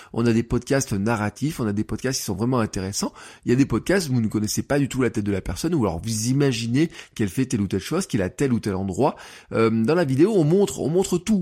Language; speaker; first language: French; native; French